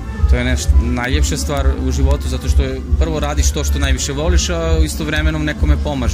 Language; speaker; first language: Croatian; non-native, fluent; Macedonian